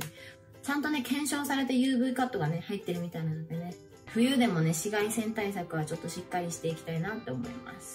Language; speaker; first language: Japanese; native; Japanese